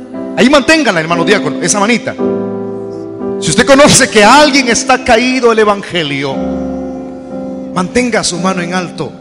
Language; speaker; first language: Spanish; native; Spanish